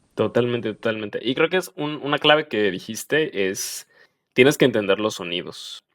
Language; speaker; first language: Spanish; native; Spanish